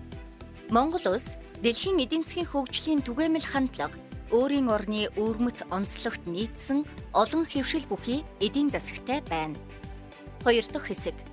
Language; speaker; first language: Mongolian; native; Mongolian